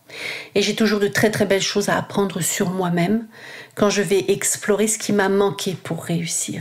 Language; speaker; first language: French; native; French